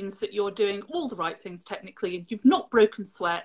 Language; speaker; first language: English; native; English